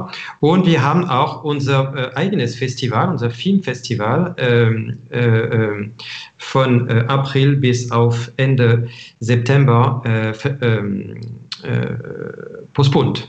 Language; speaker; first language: German; non-native, fluent; French